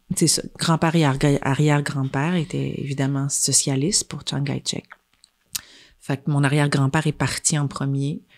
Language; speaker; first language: French; native; French